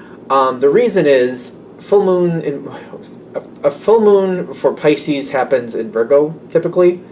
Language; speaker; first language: English; native; English